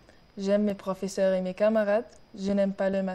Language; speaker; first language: French; non-native, learner; Arabic